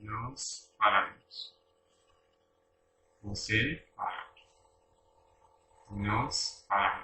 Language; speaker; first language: Portuguese; non-native, learner; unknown